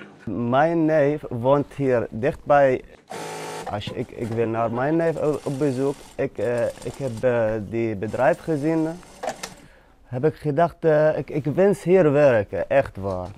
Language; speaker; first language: Dutch; non-native, learner; Arabic